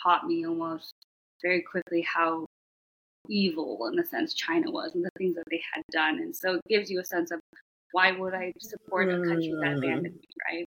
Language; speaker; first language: English; native; English